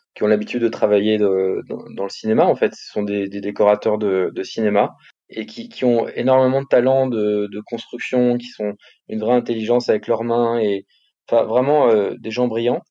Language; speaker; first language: French; native; French